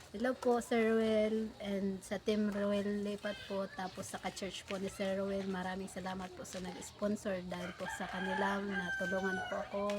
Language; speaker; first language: Filipino; non-native, local second language; Bikol